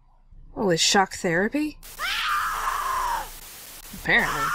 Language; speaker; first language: English; native; English